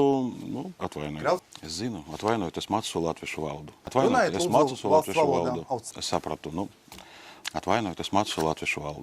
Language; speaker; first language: Latvian; non-native, local second language; Russian